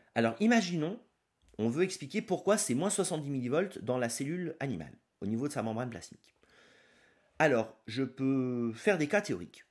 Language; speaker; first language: French; native; French